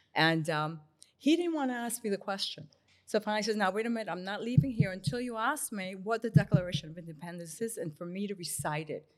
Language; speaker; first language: English; early bilingual, other home language; Spanish